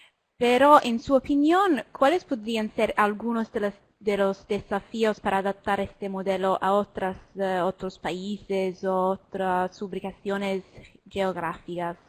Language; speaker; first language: Spanish; non-native, learner; Italian